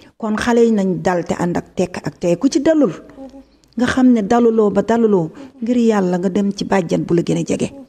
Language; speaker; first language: Wolof; native; Wolof